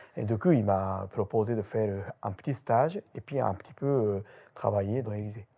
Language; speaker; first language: French; non-native, learner; Japanese